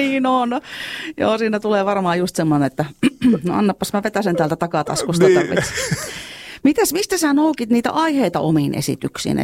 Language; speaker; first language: Finnish; native; Finnish